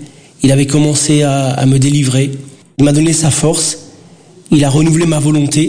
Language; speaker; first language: French; early bilingual, other home language; Portuguese